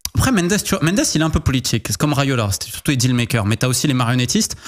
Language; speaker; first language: French; native; French